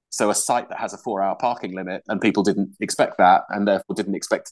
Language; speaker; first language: English; native; English